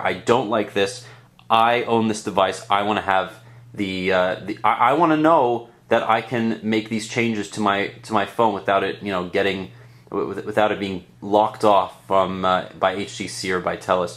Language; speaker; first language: English; native; English